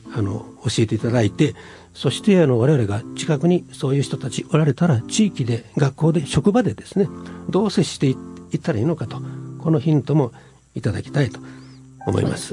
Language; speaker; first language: Japanese; native; Japanese